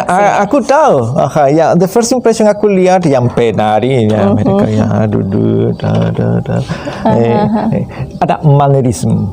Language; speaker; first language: Indonesian; non-native, fluent; Spanish